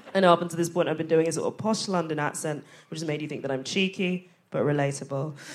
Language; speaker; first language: English; early bilingual, other home language; Akan